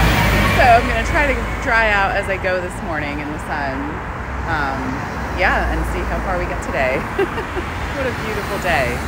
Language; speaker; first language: English; native; English